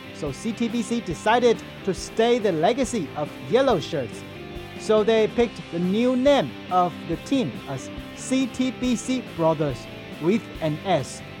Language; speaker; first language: English; non-native, fluent; Chinese